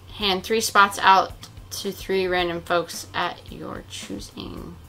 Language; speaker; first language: English; native; English